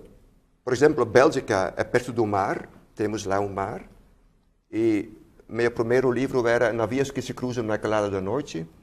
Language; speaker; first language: Portuguese; non-native, fluent; Dutch